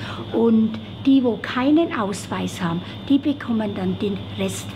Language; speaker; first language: German; native; German